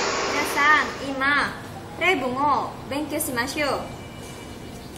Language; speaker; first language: Japanese; non-native, learner; Indonesian